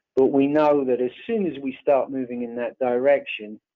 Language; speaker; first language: English; native; English